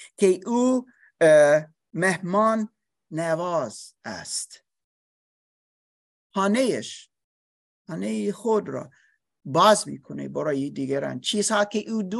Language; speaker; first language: Persian; non-native, learner; English